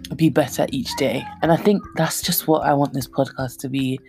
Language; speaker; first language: English; native; English